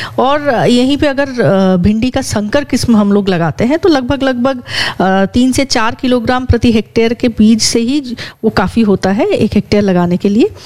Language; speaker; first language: Hindi; native; Hindi